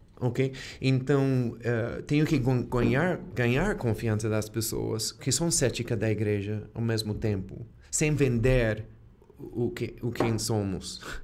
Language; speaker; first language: Portuguese; non-native, fluent; English